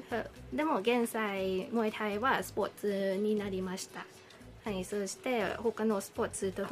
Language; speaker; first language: Japanese; non-native, learner; Thai